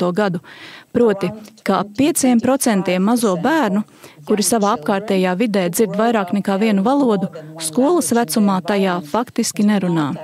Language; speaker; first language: Latvian; native; Latvian